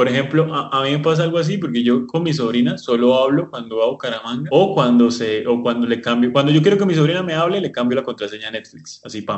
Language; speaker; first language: Spanish; native; Spanish